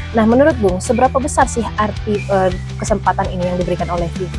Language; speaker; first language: Indonesian; native; Indonesian